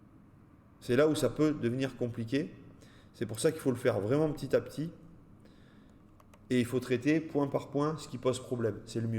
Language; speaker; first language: French; native; French